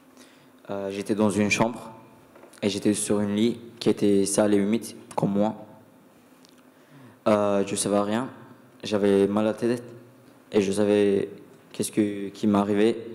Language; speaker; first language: French; non-native, learner; Turkish